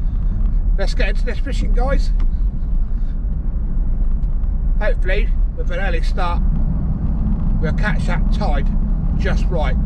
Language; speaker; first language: English; native; English